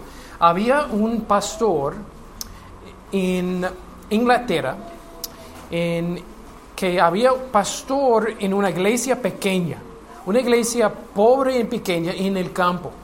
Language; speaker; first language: Spanish; non-native, learner; English